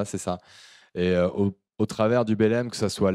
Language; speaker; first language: French; native; French